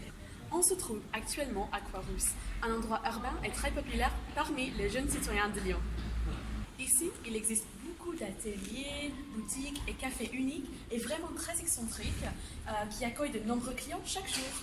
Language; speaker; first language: French; non-native, fluent; English